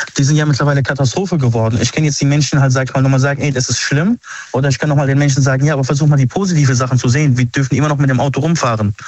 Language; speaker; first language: German; early bilingual, other home language; Arabic